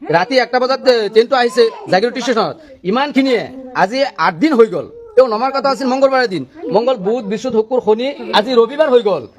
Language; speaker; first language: Assamese; non-native, local second language; Bangla